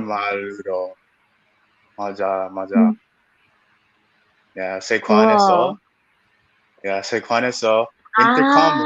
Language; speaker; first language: Korean; non-native, learner; English